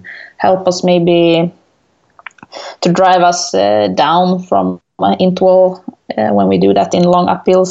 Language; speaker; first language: English; non-native, fluent; Swedish